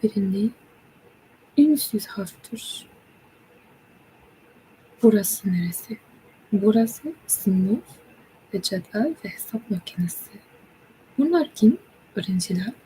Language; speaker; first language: Turkish; non-native, learner; English